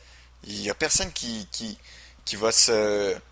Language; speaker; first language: French; native; French